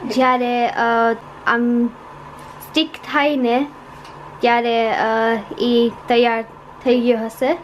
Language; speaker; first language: Gujarati; early bilingual, heritage; Gujarati